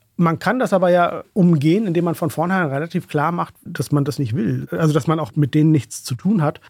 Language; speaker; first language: German; early bilingual, other home language; Urdu